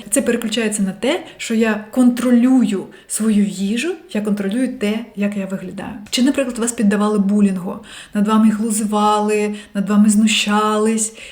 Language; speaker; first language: Ukrainian; non-native, local second language; Russian